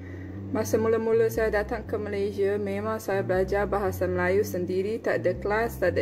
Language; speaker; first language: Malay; non-native, fluent; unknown